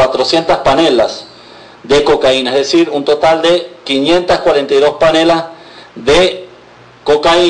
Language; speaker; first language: Spanish; native; Spanish